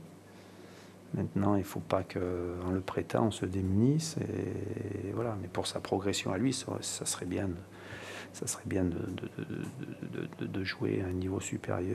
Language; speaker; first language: French; native; French